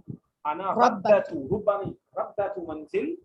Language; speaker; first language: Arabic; non-native, fluent; Urdu